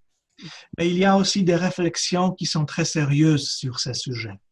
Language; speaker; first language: French; non-native, fluent; Polish